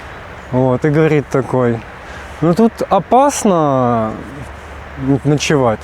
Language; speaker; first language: Russian; native; Russian